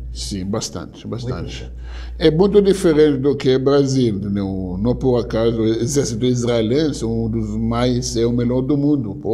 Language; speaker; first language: Portuguese; non-native, fluent; Hebrew